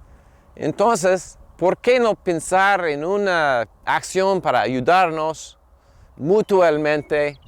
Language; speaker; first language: Spanish; non-native, learner; English